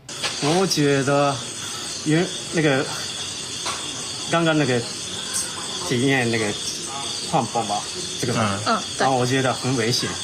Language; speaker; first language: Chinese; non-native, fluent; Japanese